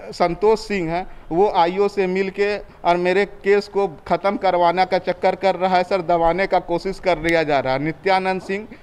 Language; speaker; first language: Hindi; native; Hindi